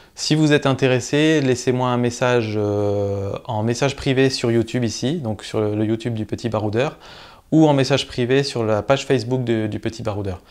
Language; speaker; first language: French; native; French